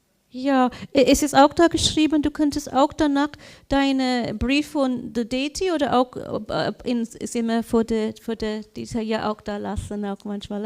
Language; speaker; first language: German; non-native, learner; English